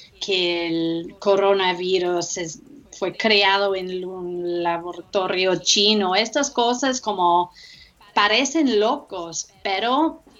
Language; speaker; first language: Spanish; non-native, fluent; English